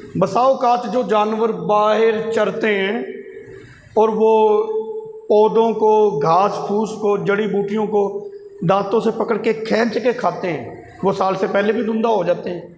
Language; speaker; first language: Urdu; non-native, local second language; Punjabi